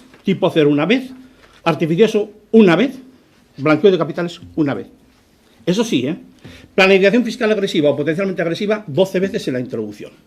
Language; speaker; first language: Spanish; native; Spanish